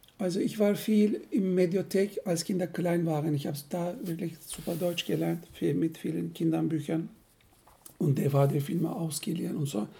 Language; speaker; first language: German; non-native, fluent; Turkish